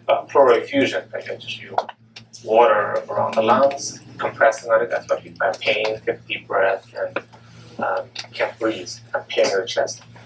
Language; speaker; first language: English; non-native, fluent; Chinese